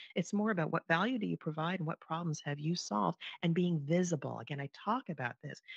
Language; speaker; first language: English; native; English